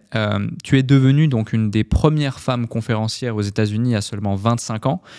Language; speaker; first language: French; native; French